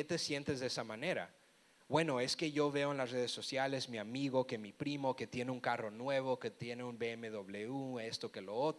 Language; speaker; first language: Spanish; early bilingual, heritage; Spanish